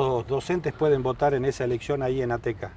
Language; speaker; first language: Spanish; native; Spanish